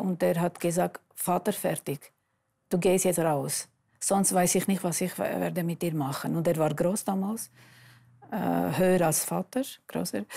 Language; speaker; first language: German; non-native, fluent; Armenian